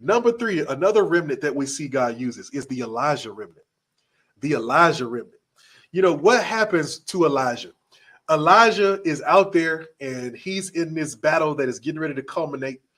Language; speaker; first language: English; native; English